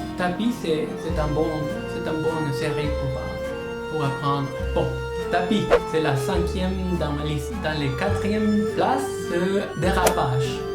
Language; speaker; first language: French; non-native, learner; Spanish